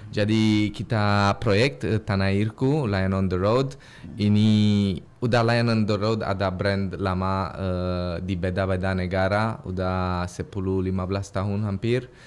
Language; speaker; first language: Indonesian; non-native, learner; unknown